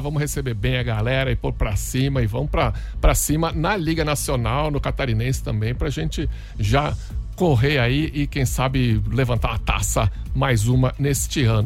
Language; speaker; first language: Portuguese; native; Portuguese